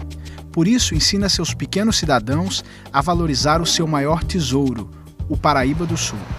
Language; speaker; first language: Portuguese; native; Portuguese